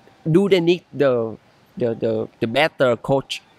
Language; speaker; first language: English; non-native, learner; Vietnamese